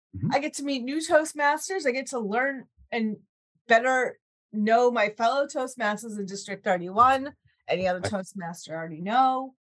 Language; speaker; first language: English; native; English